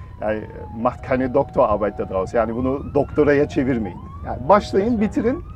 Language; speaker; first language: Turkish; early bilingual, heritage; Turkish